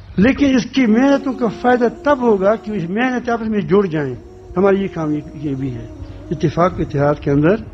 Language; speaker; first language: Urdu; non-native, local second language; Pashto